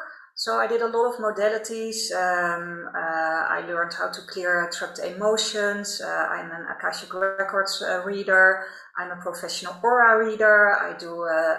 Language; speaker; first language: English; non-native, fluent; Dutch